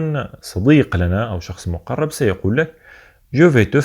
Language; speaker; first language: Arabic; native; Arabic